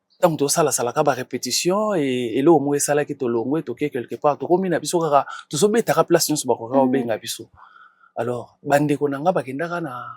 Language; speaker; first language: Lingala; non-native, local second language; Kongo